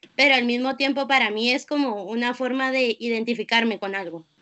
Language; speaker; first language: Spanish; native; Spanish